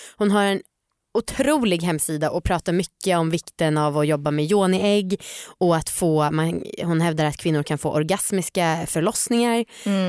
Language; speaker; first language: Swedish; native; Swedish